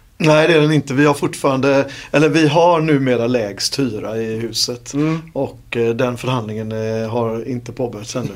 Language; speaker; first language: Swedish; native; Swedish